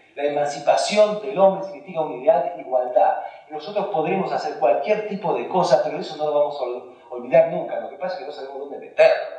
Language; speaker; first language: Spanish; early bilingual, other home language; Hungarian